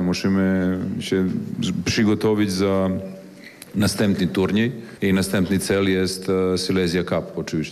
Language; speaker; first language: Polish; non-native, learner; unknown